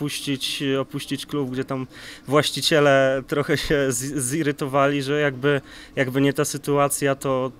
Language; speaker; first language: Polish; native; Polish